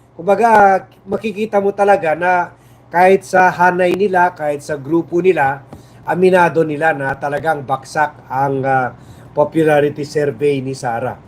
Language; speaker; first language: Filipino; non-native, local second language; Chavacano